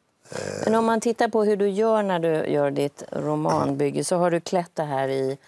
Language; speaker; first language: Swedish; native; Swedish